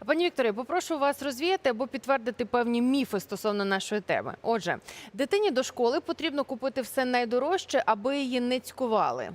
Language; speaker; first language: Ukrainian; native; Ukrainian